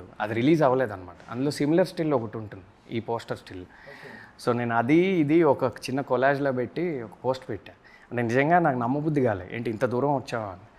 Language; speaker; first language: Telugu; native; Telugu